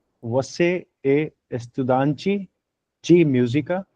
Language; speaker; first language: Portuguese; non-native, learner; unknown